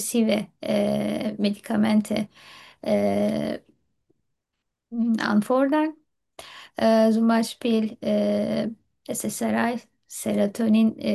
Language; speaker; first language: German; non-native, learner; Turkish